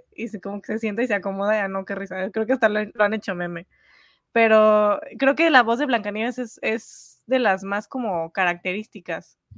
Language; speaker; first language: Spanish; native; Spanish